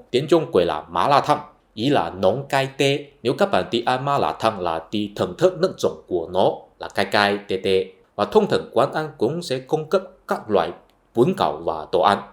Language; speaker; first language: Vietnamese; non-native, fluent; Chinese